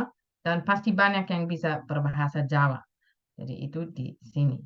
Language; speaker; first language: Indonesian; non-native, fluent; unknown